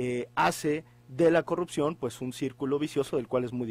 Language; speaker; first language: Spanish; native; Spanish